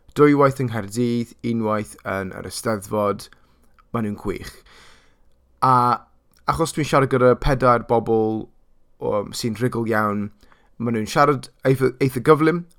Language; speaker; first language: Welsh; non-native, local second language; English